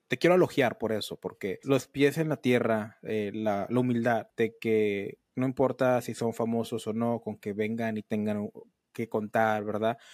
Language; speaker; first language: Spanish; early bilingual, heritage; Spanish